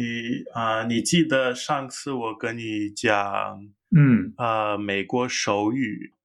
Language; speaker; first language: Chinese; non-native, fluent; English